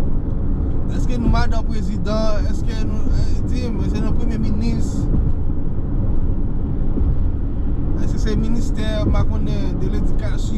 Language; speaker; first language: French; non-native, learner; Haitian Creole